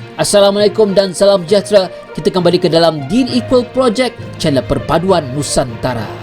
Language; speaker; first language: Malay; native; Malay